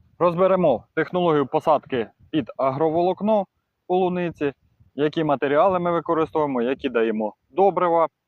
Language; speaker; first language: Ukrainian; non-native, local second language; Russian